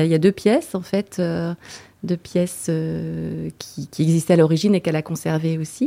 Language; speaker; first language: French; native; French